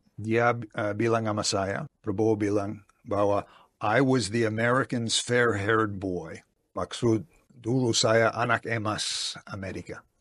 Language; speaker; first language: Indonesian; non-native, fluent; English